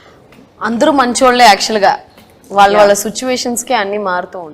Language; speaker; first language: Telugu; non-native, local second language; Tamil